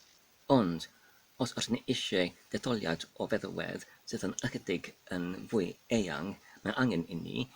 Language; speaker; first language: Welsh; non-native, learner; Polish